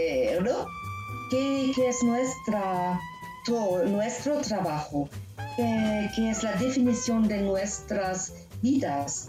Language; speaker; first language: Spanish; non-native, learner; German